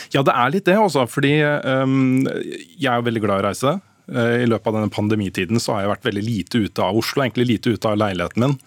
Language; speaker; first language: Norwegian; native; Norwegian